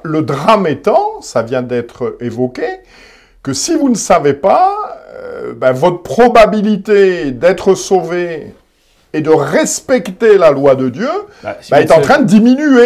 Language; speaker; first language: French; native; French